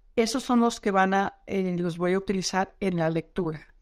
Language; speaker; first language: Spanish; non-native, fluent; Dutch